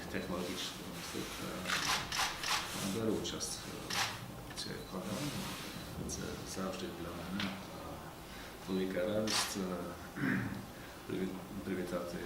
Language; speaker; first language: Ukrainian; non-native, fluent; Norwegian